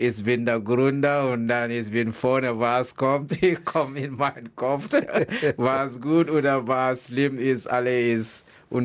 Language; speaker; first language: German; non-native, learner; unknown